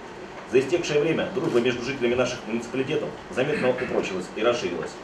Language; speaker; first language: Russian; native; Russian